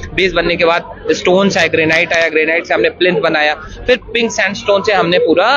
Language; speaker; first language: Hindi; native; Hindi